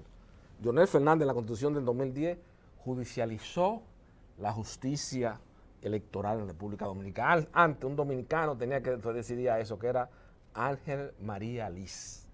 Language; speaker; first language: Spanish; native; Spanish